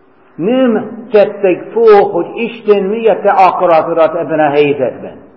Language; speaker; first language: Hungarian; non-native, fluent; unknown